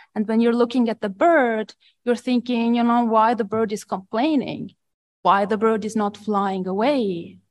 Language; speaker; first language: English; non-native, fluent; Estonian